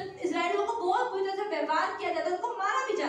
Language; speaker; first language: Hindi; native; Hindi